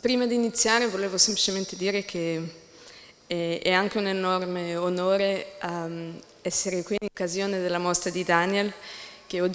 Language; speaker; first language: Italian; non-native, learner; English